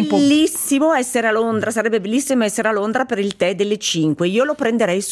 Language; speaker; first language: Italian; native; Italian